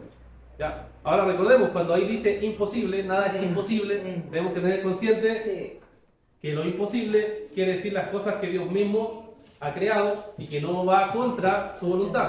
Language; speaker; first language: Spanish; native; Spanish